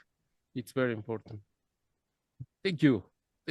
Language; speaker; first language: English; non-native, learner; Spanish